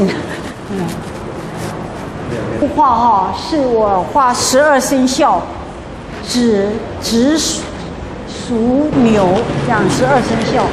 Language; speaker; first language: Chinese; native; Chinese